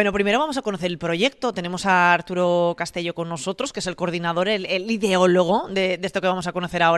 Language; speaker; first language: Spanish; native; Spanish